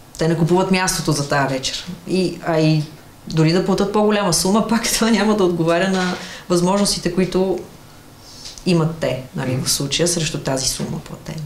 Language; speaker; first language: Bulgarian; early bilingual, other home language; Russian